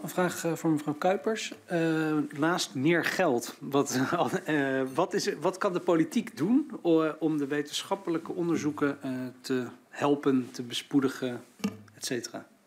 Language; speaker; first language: Dutch; native; Dutch